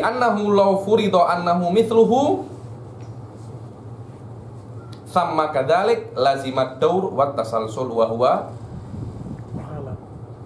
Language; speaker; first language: Arabic; non-native, fluent; Indonesian